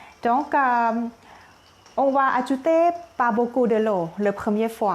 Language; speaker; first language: French; non-native, learner; Thai